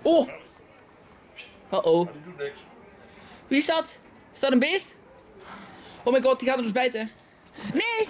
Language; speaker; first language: Dutch; native; Dutch